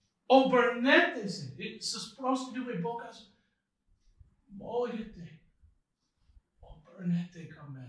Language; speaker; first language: Bulgarian; non-native, fluent; English